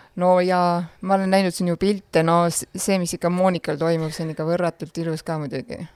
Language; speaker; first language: Estonian; native; Estonian